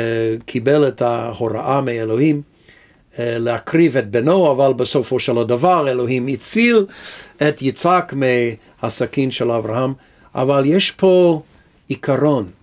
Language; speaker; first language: Hebrew; non-native, fluent; English